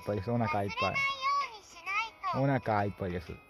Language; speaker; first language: Japanese; native; Japanese